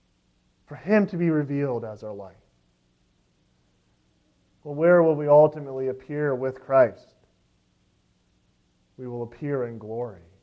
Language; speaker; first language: English; native; English